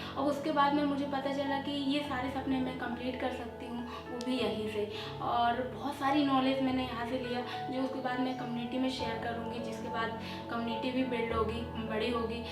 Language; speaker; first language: Hindi; native; Hindi